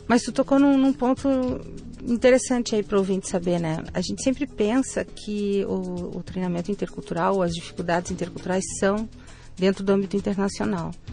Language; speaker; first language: Portuguese; native; Portuguese